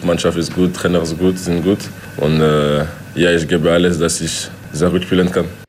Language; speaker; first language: German; non-native, local second language; French